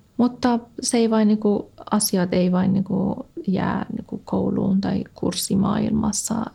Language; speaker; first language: Finnish; non-native, fluent; Persian